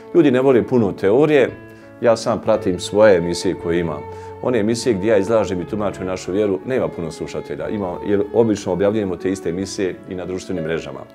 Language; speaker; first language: Croatian; native; Croatian